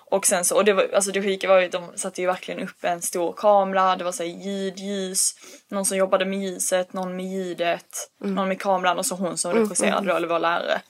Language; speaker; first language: Swedish; early bilingual, other home language; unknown